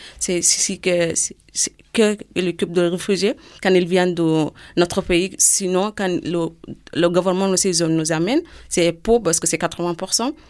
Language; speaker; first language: French; non-native, learner; Arabic